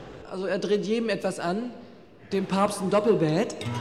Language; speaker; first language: German; native; German